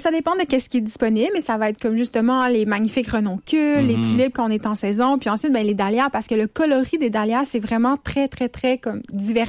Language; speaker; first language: French; native; French